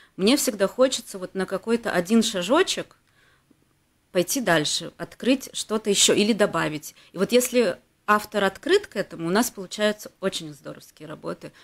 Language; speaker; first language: Russian; native; Russian